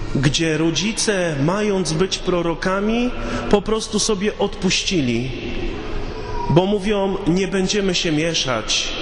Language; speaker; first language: Polish; native; Polish